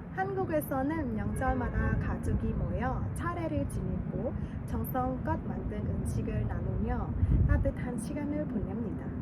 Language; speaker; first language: Korean; non-native, fluent; Khmer